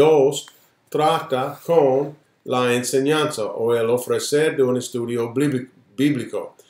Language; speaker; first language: Spanish; non-native, fluent; English